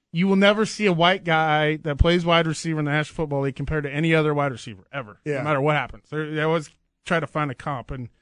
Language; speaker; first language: English; native; English